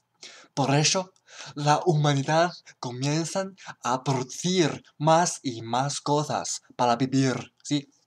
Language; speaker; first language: Spanish; non-native, learner; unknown